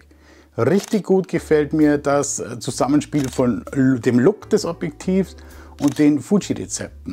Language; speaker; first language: German; native; German